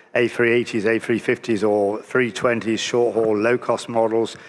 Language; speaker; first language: English; native; English